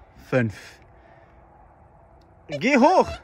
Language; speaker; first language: German; non-native, learner; Arabic